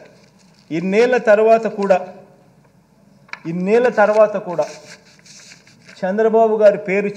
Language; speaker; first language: Telugu; native; Telugu